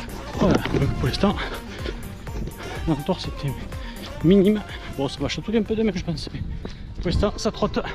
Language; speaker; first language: French; native; French